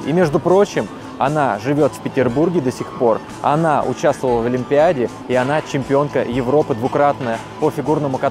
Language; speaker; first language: Russian; native; Russian